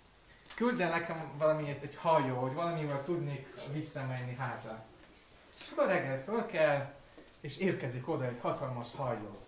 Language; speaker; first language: Hungarian; non-native, learner; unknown